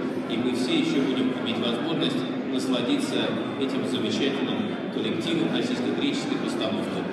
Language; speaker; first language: Russian; native; Russian